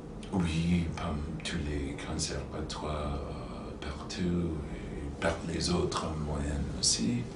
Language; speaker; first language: French; non-native, fluent; English